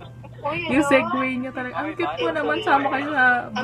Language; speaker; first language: Filipino; native; Filipino